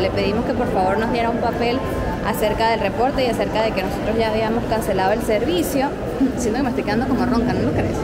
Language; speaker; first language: Spanish; native; Spanish